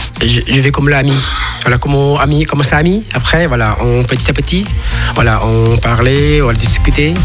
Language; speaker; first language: French; non-native, learner; Chinese